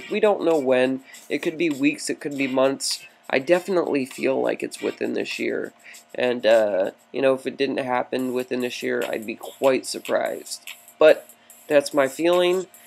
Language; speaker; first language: English; native; English